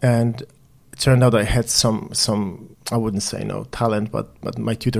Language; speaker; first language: English; non-native, fluent; Polish